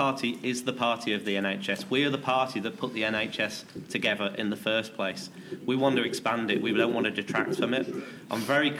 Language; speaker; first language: English; native; English